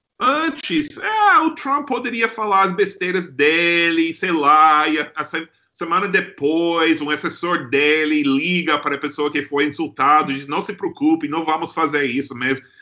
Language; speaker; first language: Portuguese; non-native, fluent; English